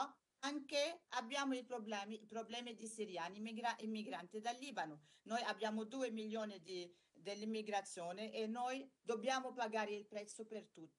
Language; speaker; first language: Italian; non-native, learner; Arabic